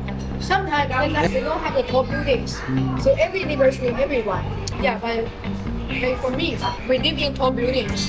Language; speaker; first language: English; non-native, learner; Chinese